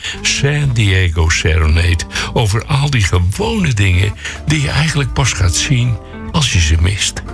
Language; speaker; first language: Dutch; native; Dutch